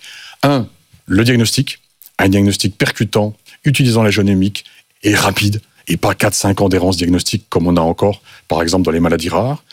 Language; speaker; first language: French; native; French